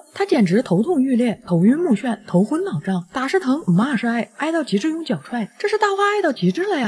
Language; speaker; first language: Chinese; native; Chinese